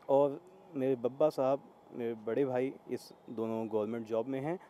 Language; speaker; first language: Hindi; native; Hindi